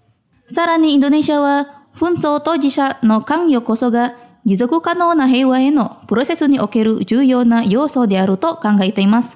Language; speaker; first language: Japanese; non-native, fluent; Indonesian